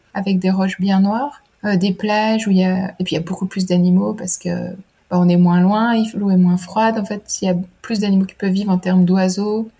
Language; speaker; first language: French; native; French